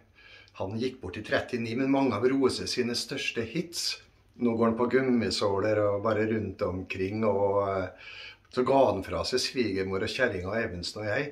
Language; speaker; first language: Norwegian; native; Norwegian